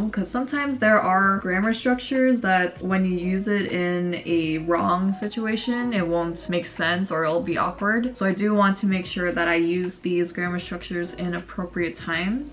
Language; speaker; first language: English; native; English